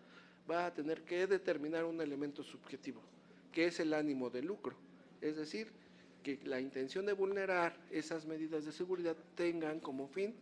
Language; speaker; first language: Spanish; native; Spanish